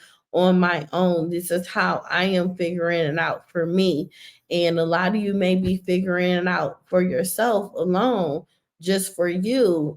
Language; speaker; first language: English; native; English